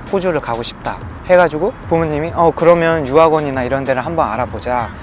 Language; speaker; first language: Korean; native; Korean